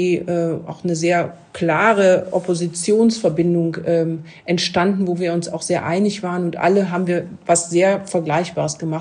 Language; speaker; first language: German; native; German